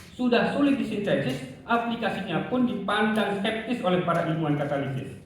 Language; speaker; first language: Indonesian; native; Indonesian